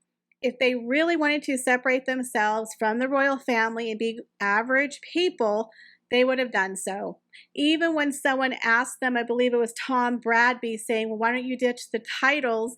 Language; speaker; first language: English; native; English